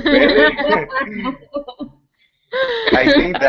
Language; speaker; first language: English; non-native, learner; Spanish